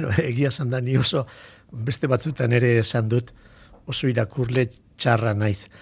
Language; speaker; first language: Basque; non-native, local second language; Spanish